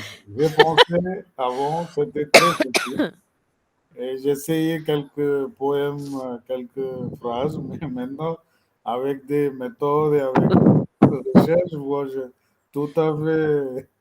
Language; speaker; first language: French; non-native, learner; Tamil